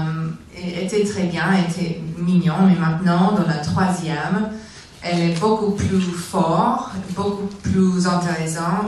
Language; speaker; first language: French; non-native, learner; English